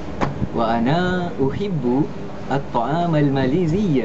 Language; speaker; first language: Arabic; non-native, learner; Malay